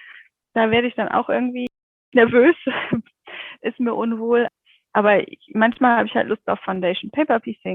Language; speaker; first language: German; native; German